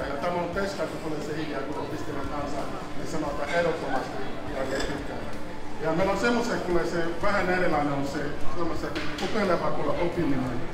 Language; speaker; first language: Finnish; non-native, fluent; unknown